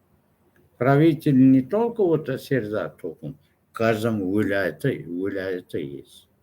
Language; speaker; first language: Russian; non-native, local second language; Turkmen